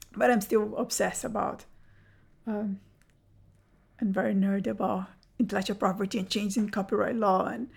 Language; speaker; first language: English; early bilingual, other home language; Spanish